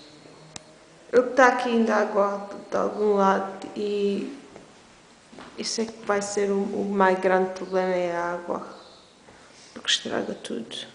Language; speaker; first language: Portuguese; early bilingual, heritage; English